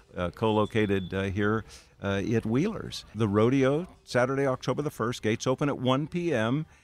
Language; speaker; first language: English; native; English